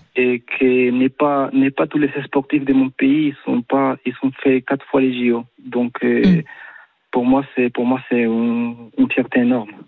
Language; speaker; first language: French; non-native, fluent; Spanish